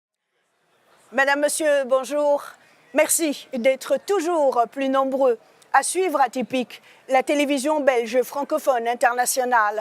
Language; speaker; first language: French; native; French